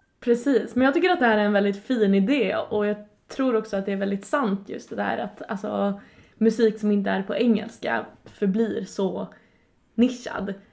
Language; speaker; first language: Swedish; native; Swedish